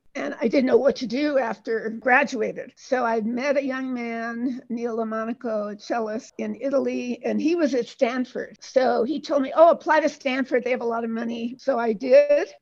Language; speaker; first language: English; native; English